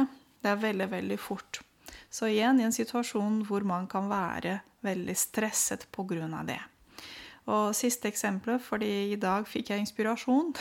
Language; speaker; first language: Norwegian; non-native, fluent; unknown